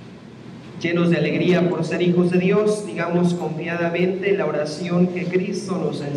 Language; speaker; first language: Spanish; native; Spanish